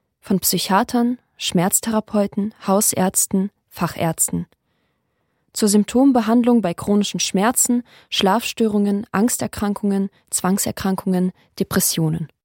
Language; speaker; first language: German; native; German